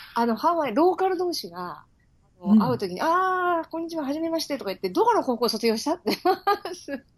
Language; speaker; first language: Japanese; native; Japanese